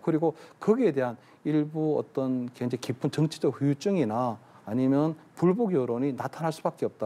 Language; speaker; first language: Korean; native; Korean